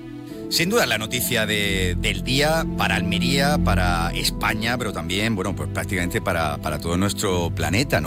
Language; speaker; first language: Spanish; native; Spanish